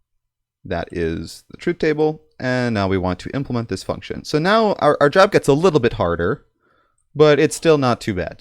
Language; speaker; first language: English; native; English